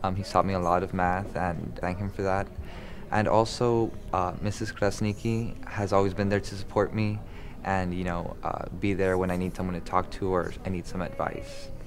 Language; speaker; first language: English; early bilingual, other home language; Spanish